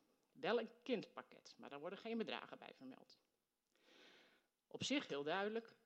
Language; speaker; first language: Dutch; native; Dutch